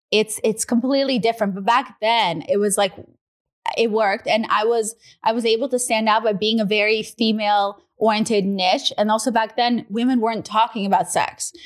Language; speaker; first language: English; non-native, fluent; Russian